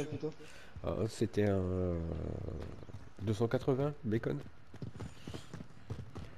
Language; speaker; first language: French; native; French